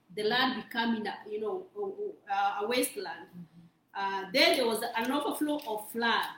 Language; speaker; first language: English; non-native, local second language; Kikuyu